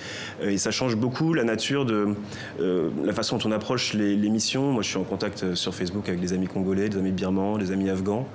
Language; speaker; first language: French; native; French